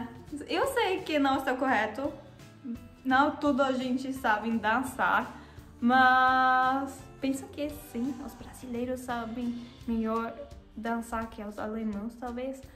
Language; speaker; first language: Portuguese; non-native, learner; German